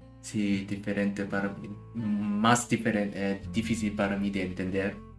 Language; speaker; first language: Spanish; non-native, learner; German